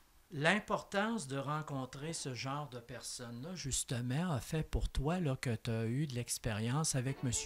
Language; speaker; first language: French; native; French